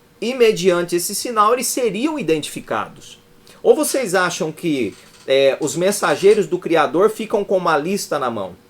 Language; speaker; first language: Portuguese; native; Portuguese